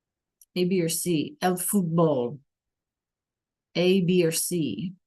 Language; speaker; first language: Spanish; non-native, fluent; English